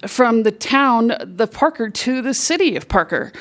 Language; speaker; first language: English; native; English